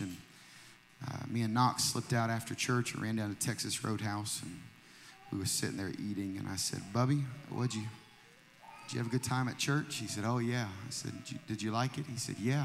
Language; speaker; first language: English; native; English